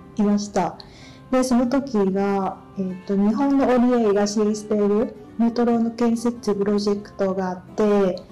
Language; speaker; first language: Japanese; non-native, fluent; Vietnamese